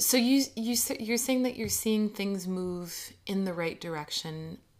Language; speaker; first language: English; native; English